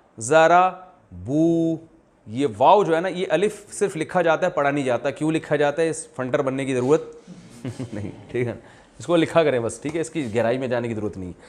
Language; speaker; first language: Urdu; native; Urdu